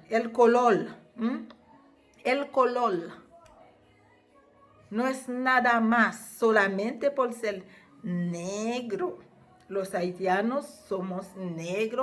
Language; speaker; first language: Spanish; non-native, fluent; Haitian Creole